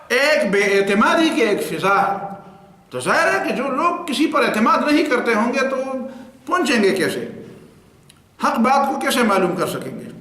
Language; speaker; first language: Urdu; non-native, local second language; Pashto